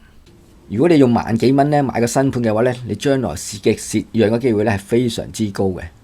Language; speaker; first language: Cantonese; native; Cantonese